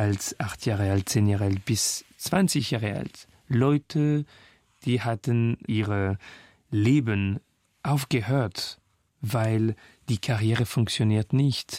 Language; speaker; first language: German; non-native, fluent; French